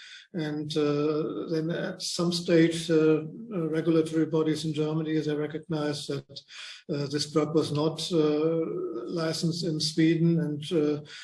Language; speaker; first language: English; non-native, fluent; German